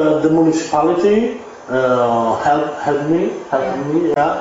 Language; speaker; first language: English; non-native, learner; Italian